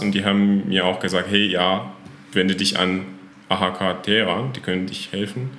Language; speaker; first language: German; non-native, fluent; Persian